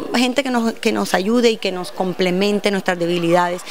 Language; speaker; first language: Spanish; native; Spanish